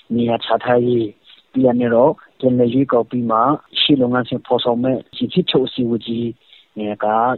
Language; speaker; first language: Burmese; non-native, local second language; Hakha Chin